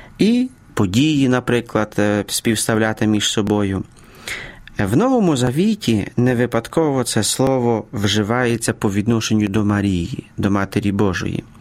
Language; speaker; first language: Ukrainian; native; Ukrainian